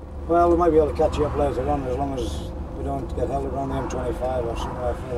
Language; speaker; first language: English; native; English